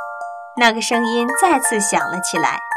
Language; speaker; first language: Chinese; native; Chinese